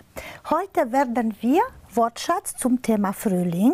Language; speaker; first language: German; non-native, fluent; Romanian